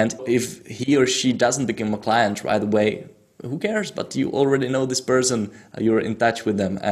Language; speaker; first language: English; non-native, fluent; Czech